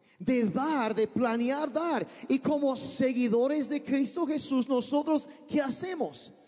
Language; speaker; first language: Spanish; early bilingual, other home language; English